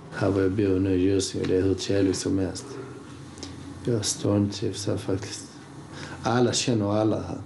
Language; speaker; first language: Swedish; early bilingual, other home language; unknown